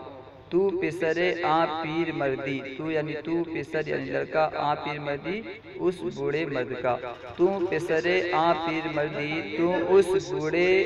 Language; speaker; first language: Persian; non-native, fluent; Urdu